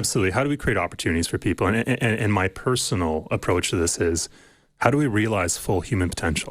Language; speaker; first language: English; native; English